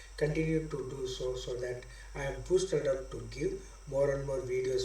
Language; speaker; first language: English; non-native, local second language; Tamil